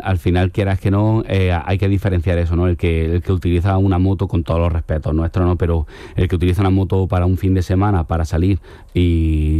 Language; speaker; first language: Spanish; native; Spanish